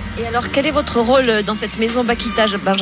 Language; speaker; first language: French; native; French